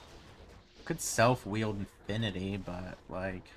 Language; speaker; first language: English; native; English